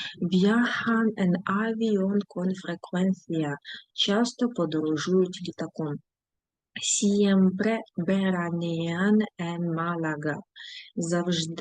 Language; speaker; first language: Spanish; non-native, fluent; Ukrainian